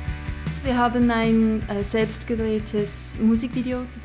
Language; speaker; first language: German; non-native, local second language; English